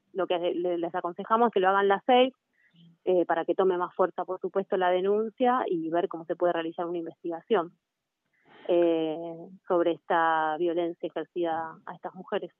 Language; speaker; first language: Spanish; native; Spanish